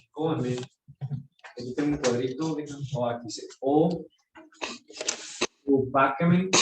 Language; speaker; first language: Spanish; native; Spanish